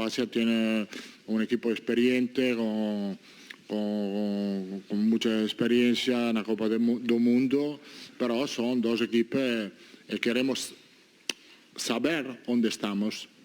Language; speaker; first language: Spanish; non-native, fluent; Italian